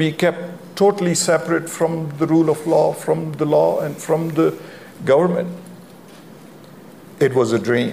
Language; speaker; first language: English; non-native, local second language; Punjabi